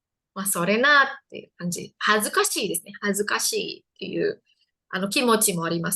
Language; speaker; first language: Japanese; non-native, fluent; Indonesian